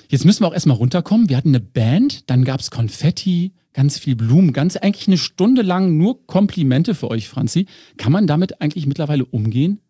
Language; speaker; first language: German; native; German